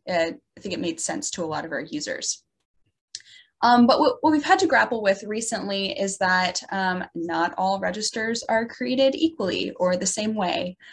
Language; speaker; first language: English; native; English